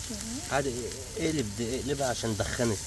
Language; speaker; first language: Arabic; native; Arabic